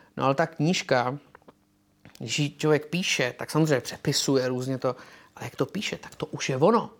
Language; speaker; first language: Czech; native; Czech